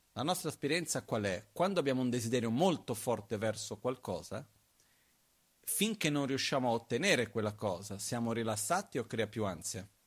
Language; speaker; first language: Italian; non-native, fluent; Portuguese